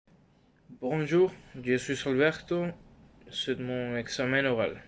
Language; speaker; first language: French; non-native, learner; Spanish